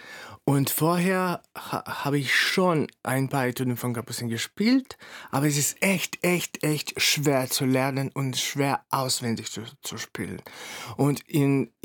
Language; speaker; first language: German; non-native, fluent; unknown